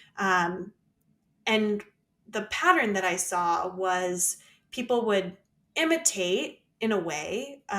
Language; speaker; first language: English; native; English